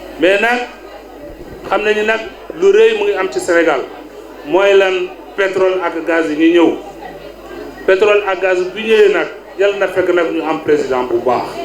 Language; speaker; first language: Wolof; non-native, local second language; Fula